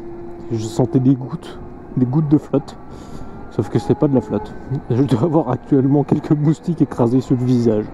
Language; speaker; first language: French; native; French